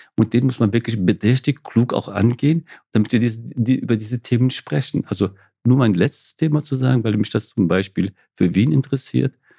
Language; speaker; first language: German; early bilingual, other home language; Kurdish